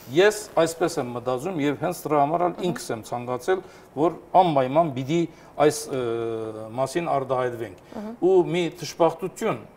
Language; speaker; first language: Armenian; early bilingual, heritage; Armenian